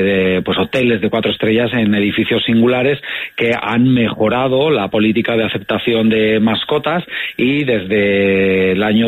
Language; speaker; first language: Spanish; native; Spanish